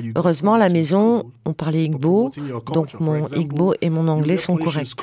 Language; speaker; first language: French; non-native, fluent; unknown